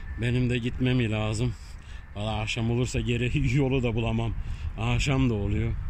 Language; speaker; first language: Turkish; early bilingual, heritage; Turkish